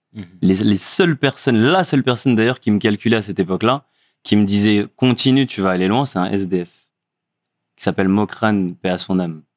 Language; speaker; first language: French; early bilingual, other home language; Fula